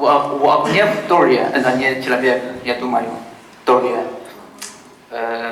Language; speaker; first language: Russian; non-native, learner; Chinese